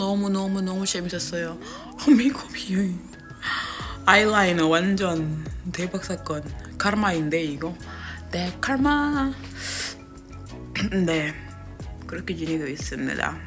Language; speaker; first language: Korean; non-native, fluent; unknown